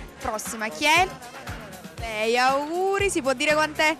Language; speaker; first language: Italian; native; Italian